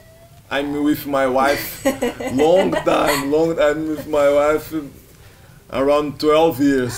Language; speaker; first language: English; non-native, learner; Portuguese